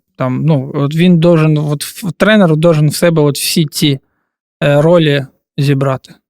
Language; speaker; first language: Ukrainian; non-native, local second language; Russian